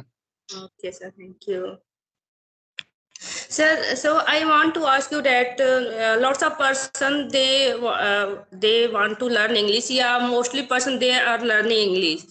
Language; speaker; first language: English; non-native, learner; Hindi